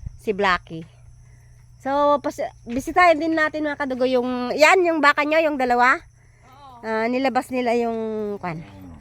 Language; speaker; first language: Filipino; non-native, local second language; Iloko